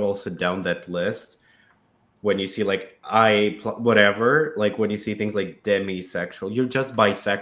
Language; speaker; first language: English; non-native, fluent; Russian